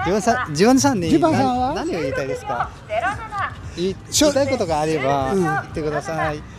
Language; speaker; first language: Japanese; non-native, learner; Nepali